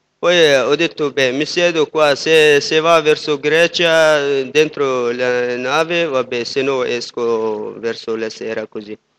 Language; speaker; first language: Italian; non-native, fluent; Persian